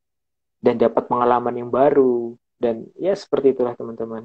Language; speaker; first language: Indonesian; native; Indonesian